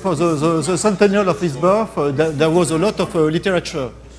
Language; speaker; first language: English; non-native, fluent; French